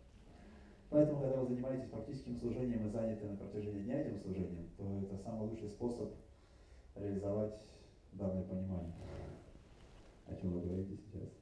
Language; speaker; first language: Russian; native; Russian